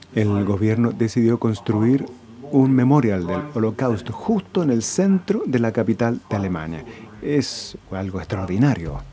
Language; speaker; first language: Spanish; non-native, fluent; English